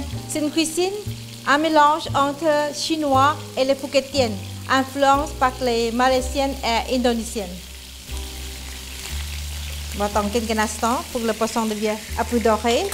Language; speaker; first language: French; non-native, fluent; Thai